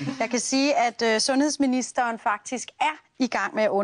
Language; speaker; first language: Danish; native; Danish